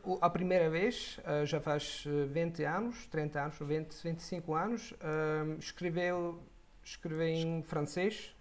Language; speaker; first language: Portuguese; non-native, fluent; Italian